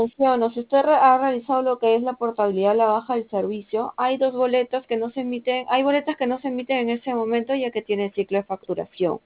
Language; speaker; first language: Spanish; native; Spanish